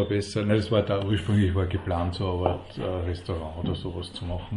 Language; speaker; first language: German; native; German